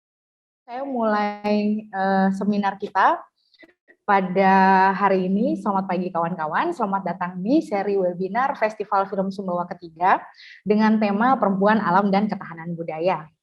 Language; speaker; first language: Indonesian; native; Indonesian